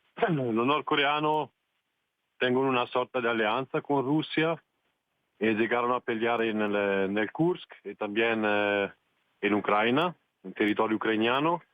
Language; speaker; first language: Spanish; non-native, fluent; Italian